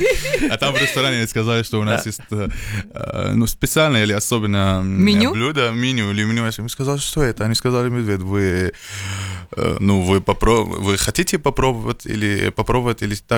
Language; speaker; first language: Russian; non-native, learner; Arabic